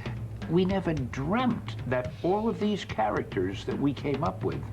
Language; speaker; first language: English; native; English